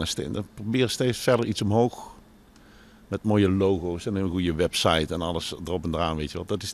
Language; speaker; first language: Dutch; native; Dutch